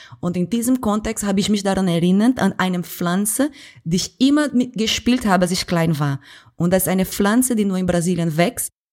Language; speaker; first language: German; non-native, fluent; Portuguese